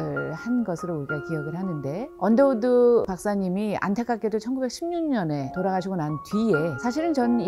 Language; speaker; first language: Korean; native; Korean